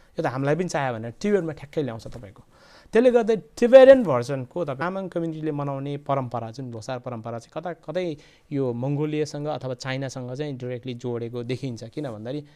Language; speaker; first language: Nepali; non-native, local second language; Eastern Tamang